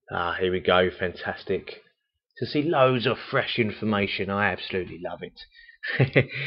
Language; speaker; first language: English; native; English